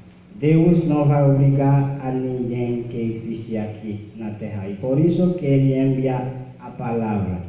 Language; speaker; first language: Portuguese; non-native, learner; Haitian Creole